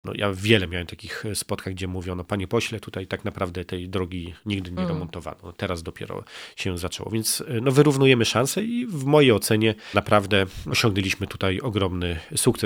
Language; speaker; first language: Polish; native; Polish